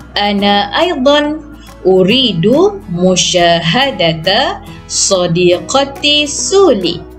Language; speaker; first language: Arabic; non-native, fluent; Malay